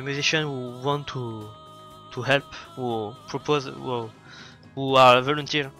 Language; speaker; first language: English; non-native, learner; French